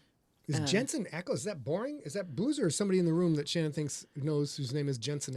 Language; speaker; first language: English; native; English